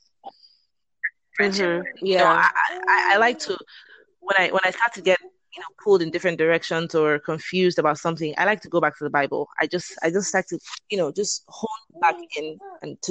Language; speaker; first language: English; non-native, local second language; Yoruba